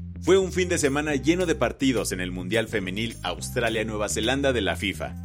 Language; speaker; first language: Spanish; native; Spanish